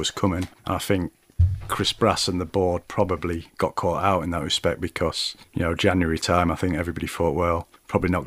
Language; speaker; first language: English; native; English